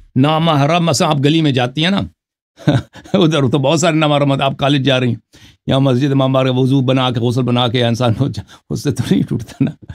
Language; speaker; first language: Urdu; native; Urdu